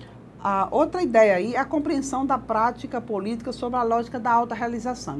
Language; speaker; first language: Portuguese; native; Portuguese